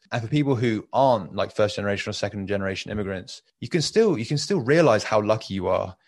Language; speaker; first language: English; early bilingual, other home language; Persian